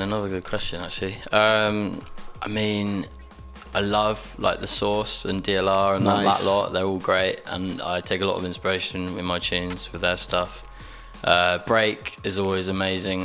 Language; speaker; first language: English; native; English